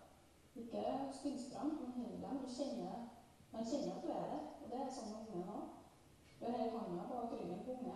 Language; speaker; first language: Norwegian; native; Norwegian